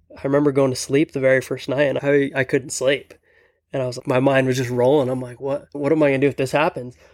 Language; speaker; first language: English; native; English